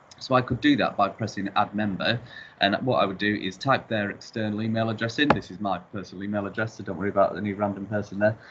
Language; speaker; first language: English; native; English